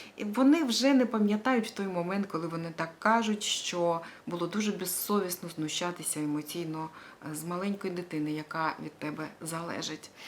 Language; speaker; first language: Ukrainian; non-native, local second language; Russian